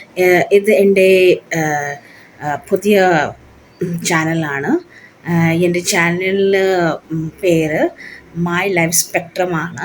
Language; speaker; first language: Malayalam; non-native, learner; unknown